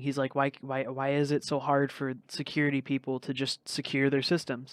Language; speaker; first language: English; native; English